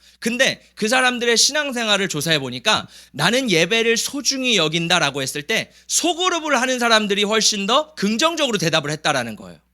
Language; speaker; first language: Korean; early bilingual, heritage; Korean